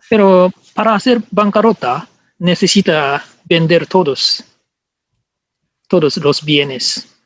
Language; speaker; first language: Spanish; non-native, learner; Japanese